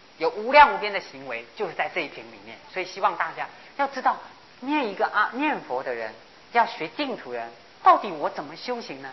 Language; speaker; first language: Chinese; non-native, local second language; Hakka Chinese